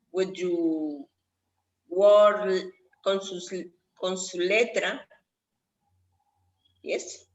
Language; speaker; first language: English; non-native, learner; Spanish